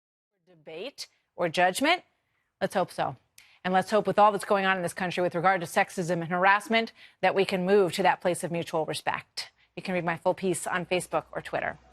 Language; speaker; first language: English; native; English